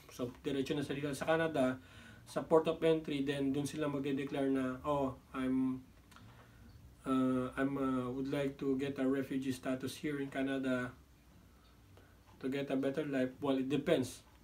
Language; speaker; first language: English; non-native, local second language; Filipino